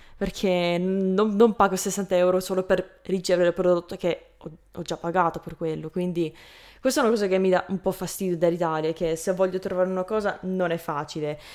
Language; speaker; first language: Italian; non-native, fluent; English